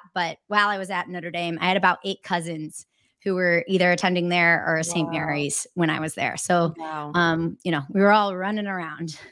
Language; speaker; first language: English; native; English